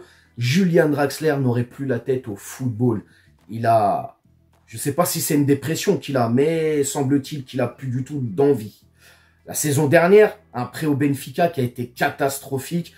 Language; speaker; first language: French; native; French